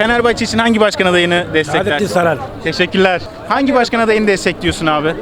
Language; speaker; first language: Turkish; native; Turkish